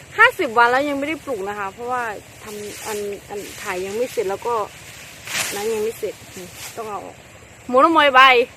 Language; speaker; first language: Thai; non-native, local second language; S'gaw Karen